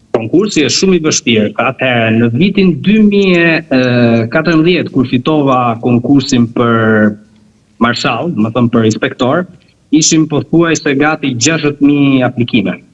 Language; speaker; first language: Albanian; early bilingual, heritage; Albanian